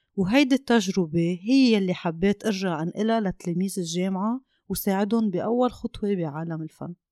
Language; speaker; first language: Arabic; non-native, local second language; Armenian